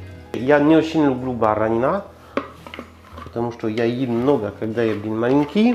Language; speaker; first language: Russian; non-native, learner; French